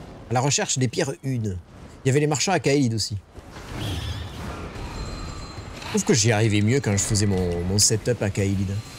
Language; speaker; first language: French; native; French